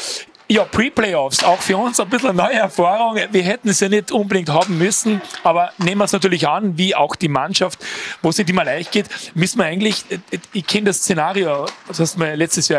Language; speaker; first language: German; native; German